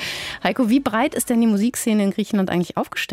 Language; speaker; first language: German; native; German